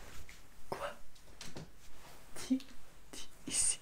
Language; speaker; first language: French; non-native, learner; Russian